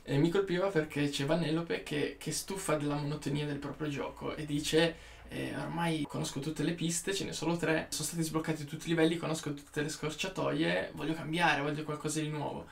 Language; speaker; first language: Italian; native; Italian